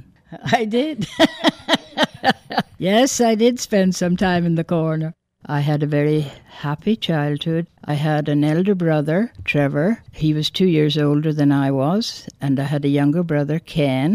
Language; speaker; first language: English; native; English